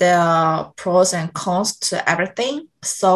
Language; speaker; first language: English; non-native, learner; Korean